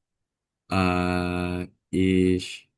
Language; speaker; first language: German; non-native, learner; Indonesian